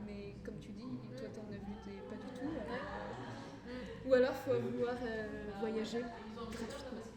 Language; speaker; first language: French; native; French